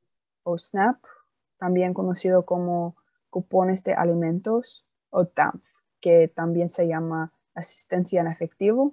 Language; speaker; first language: Spanish; non-native, fluent; English